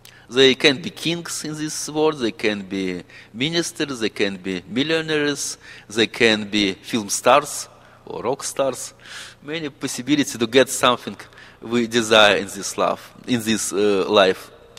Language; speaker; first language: English; non-native, fluent; Russian